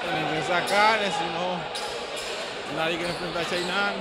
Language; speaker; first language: Spanish; native; Spanish